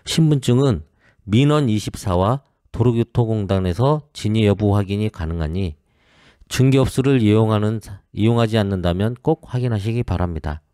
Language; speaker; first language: Korean; native; Korean